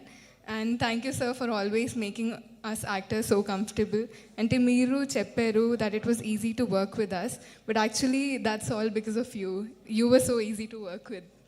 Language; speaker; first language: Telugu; non-native, fluent; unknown